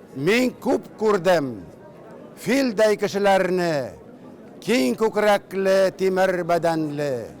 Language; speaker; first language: Tatar; native; Tatar